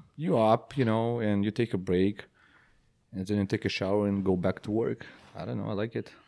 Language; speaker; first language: English; non-native, fluent; Belarusian